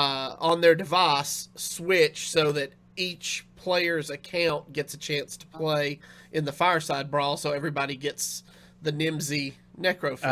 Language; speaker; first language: English; native; English